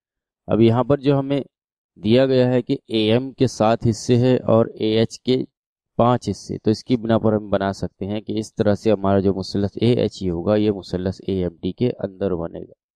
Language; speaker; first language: Urdu; native; Urdu